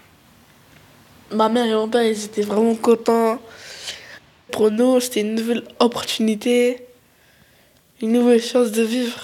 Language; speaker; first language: French; early bilingual, other home language; Arabic